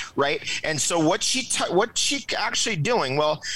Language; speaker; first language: English; native; English